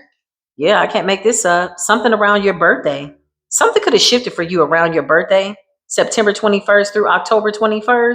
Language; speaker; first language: English; native; English